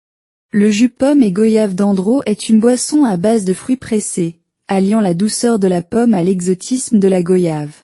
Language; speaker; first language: French; non-native, learner; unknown